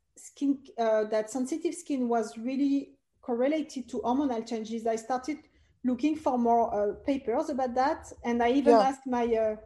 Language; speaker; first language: English; non-native, fluent; French